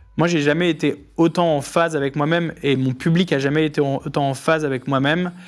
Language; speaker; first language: French; native; French